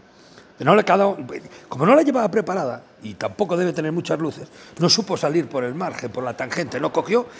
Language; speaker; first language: Spanish; native; Spanish